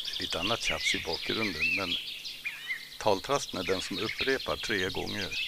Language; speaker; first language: Swedish; native; Swedish